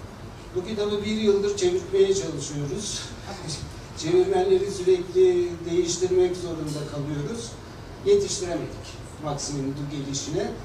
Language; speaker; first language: Turkish; native; Turkish